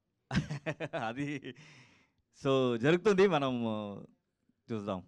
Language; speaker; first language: Telugu; non-native, learner; Kannada